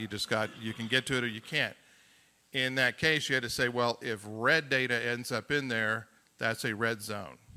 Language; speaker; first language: English; native; English